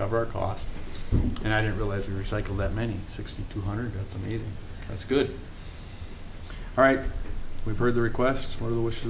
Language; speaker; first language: English; native; English